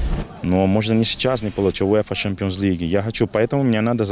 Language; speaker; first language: Russian; non-native, learner; Portuguese